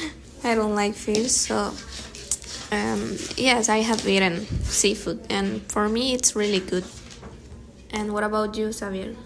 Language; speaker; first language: English; non-native, learner; Spanish